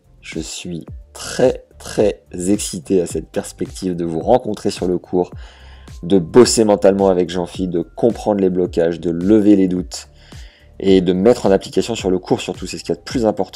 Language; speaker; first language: French; native; French